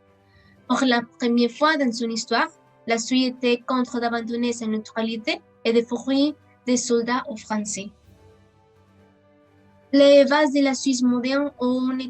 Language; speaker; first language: French; non-native, learner; Spanish